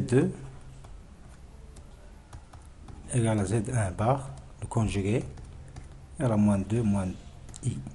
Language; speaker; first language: French; non-native, local second language; Arabic